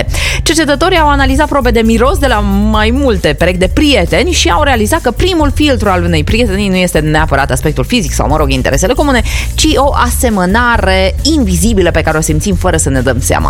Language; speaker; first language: Romanian; native; Romanian